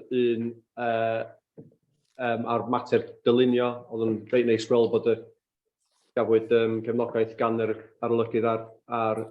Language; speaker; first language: Welsh; native; Welsh